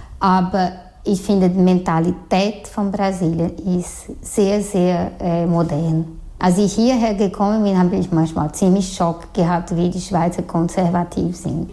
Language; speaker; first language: German; non-native, fluent; Portuguese